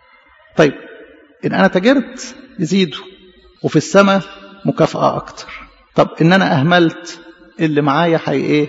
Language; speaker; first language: Arabic; native; Arabic